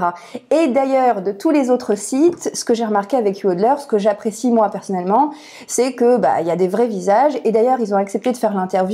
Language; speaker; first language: French; native; French